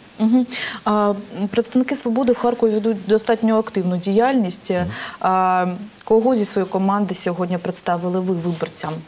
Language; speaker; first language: Ukrainian; native; Ukrainian